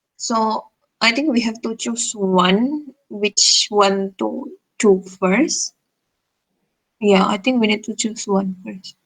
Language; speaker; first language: English; non-native, fluent; Indonesian